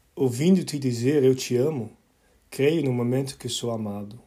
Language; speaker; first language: Portuguese; early bilingual, other home language; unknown